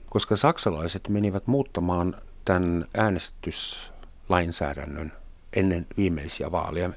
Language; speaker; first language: Finnish; non-native, fluent; German